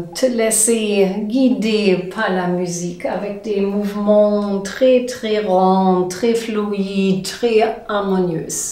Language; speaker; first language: French; non-native, learner; German